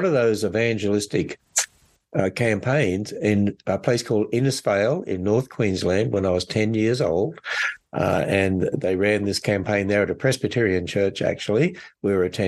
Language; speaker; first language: English; native; English